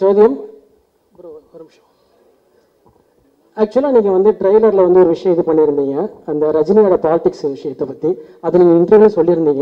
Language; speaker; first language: Tamil; native; Tamil